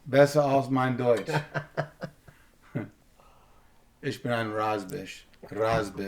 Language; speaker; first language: German; non-native, learner; English